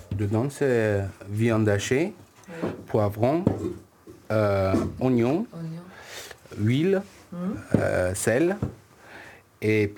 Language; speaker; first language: French; non-native, learner; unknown